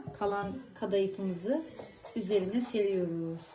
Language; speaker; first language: Turkish; early bilingual, heritage; Turkish